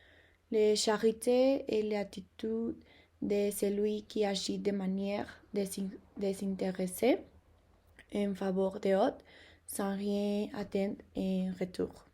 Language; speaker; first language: French; non-native, learner; Spanish